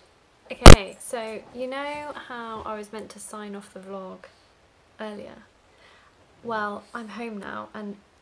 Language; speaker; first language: English; native; English